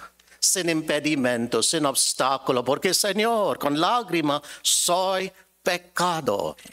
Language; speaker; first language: Spanish; non-native, fluent; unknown